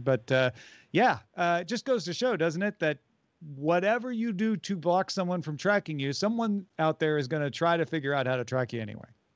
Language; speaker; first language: English; native; English